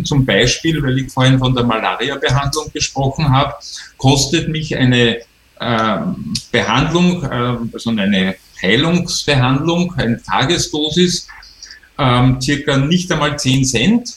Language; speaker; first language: German; native; German